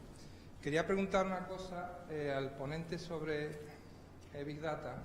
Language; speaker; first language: Spanish; native; Spanish